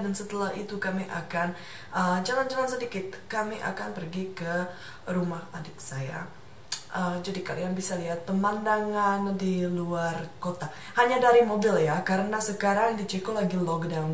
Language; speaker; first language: Indonesian; non-native, fluent; Czech